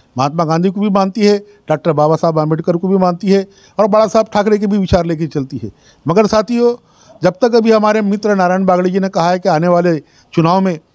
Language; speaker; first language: Hindi; non-native, local second language; Marathi